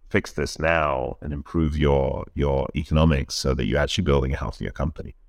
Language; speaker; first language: English; native; English